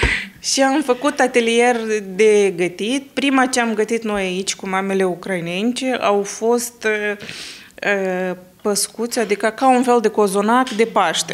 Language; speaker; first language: Romanian; early bilingual, heritage; Romanian